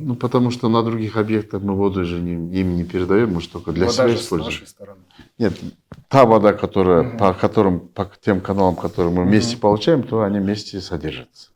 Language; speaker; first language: Russian; non-native, local second language; Kyrgyz